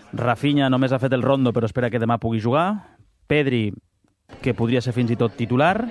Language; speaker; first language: Catalan; native; Catalan